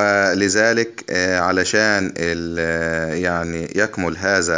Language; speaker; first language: Arabic; native; Arabic